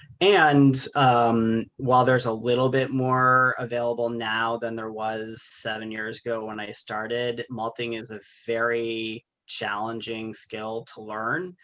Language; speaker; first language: English; native; English